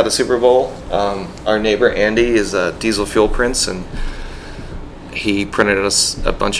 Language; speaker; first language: English; native; English